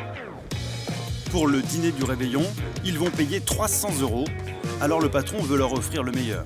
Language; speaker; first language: French; native; French